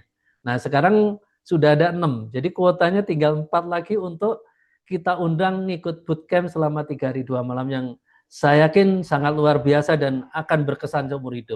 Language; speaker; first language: Indonesian; native; Indonesian